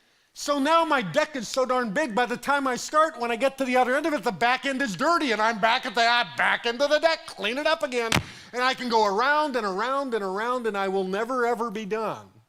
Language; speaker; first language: English; native; English